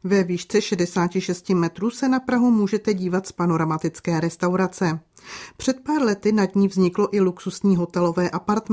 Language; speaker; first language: Czech; native; Czech